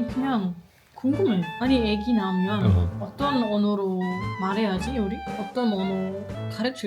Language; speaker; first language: Korean; non-native, fluent; German